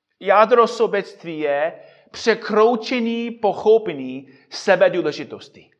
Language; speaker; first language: Czech; non-native, fluent; English